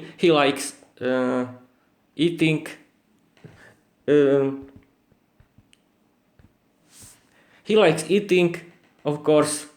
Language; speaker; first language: English; non-native, learner; Slovak